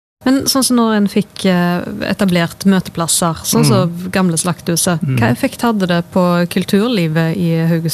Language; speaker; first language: Norwegian; native; Norwegian